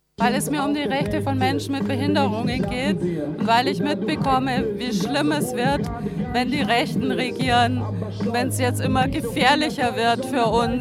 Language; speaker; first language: German; native; German